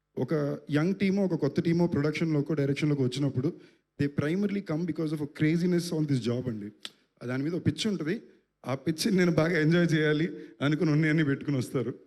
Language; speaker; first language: Telugu; native; Telugu